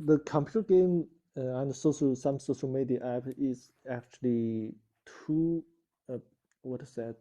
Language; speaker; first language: English; non-native, learner; Chinese